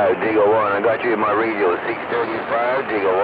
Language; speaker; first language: English; native; English